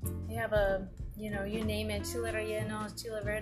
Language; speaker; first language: English; native; English